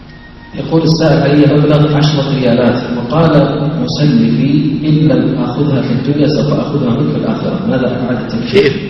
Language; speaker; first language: Arabic; native; Arabic